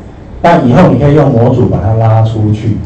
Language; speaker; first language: Chinese; native; Chinese